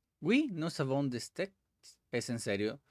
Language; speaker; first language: French; non-native, learner; Spanish